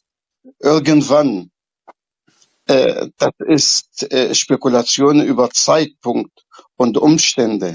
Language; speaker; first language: German; non-native, fluent; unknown